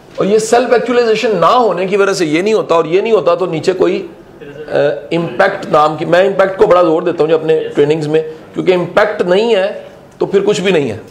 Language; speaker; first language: Urdu; non-native, local second language; Punjabi